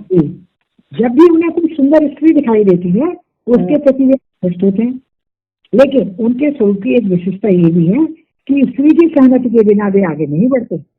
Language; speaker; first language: Hindi; native; Hindi